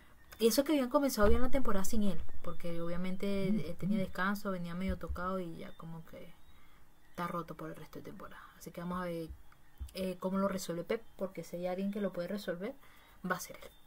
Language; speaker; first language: Spanish; native; Spanish